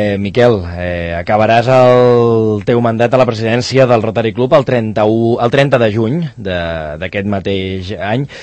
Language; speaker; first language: Catalan; native; Catalan